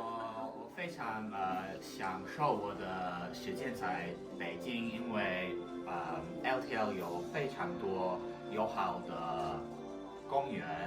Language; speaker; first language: Chinese; non-native, learner; English